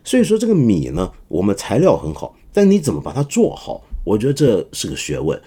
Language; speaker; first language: Chinese; non-native, local second language; Cantonese